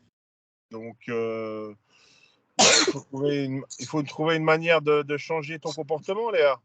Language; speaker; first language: French; native; French